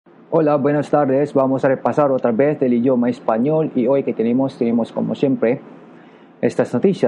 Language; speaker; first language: Spanish; non-native, local second language; Filipino